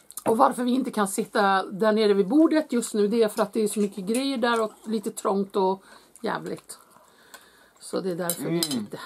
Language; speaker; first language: Swedish; native; Swedish